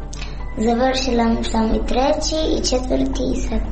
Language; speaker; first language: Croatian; non-native, learner; Persian